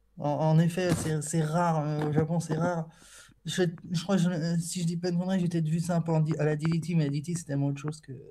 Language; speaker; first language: French; native; French